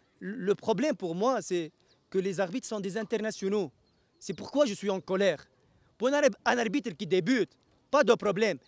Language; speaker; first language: French; non-native, local second language; Arabic